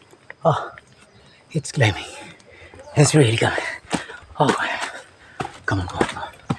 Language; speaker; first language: English; non-native, local second language; Filipino